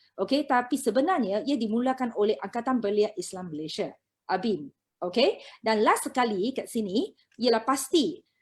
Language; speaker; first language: Malay; non-native, local second language; Chinese